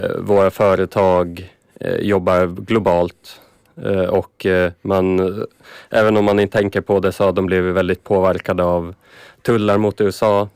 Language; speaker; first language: Swedish; native; Swedish